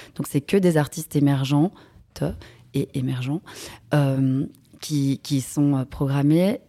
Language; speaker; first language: French; native; French